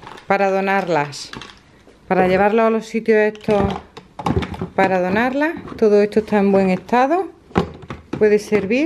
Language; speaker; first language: Spanish; native; Spanish